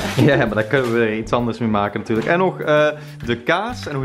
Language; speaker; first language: Dutch; native; Dutch